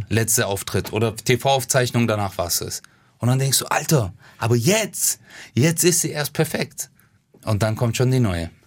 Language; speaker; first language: German; early bilingual, other home language; Turkish